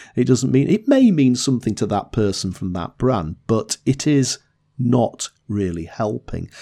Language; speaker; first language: English; native; English